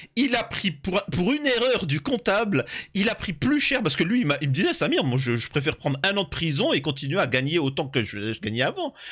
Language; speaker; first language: French; early bilingual, other home language; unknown